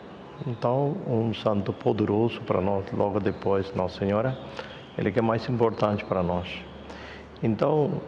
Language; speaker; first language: Portuguese; non-native, fluent; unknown